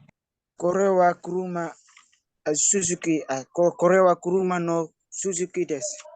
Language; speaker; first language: Japanese; non-native, learner; Indonesian